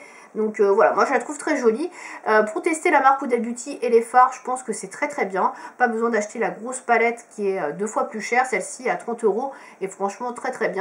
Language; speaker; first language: French; native; French